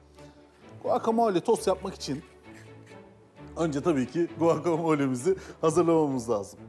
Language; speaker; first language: Turkish; native; Turkish